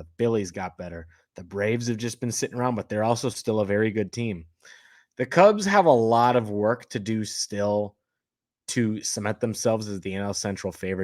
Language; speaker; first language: English; native; English